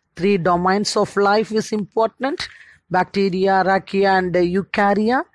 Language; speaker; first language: English; non-native, local second language; Tamil